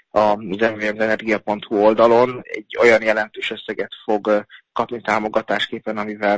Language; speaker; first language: Hungarian; native; Hungarian